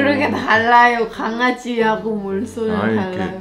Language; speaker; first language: Korean; non-native, learner; Thai